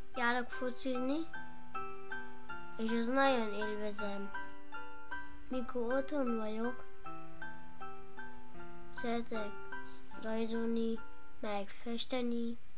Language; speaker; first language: Hungarian; early bilingual, heritage; Hungarian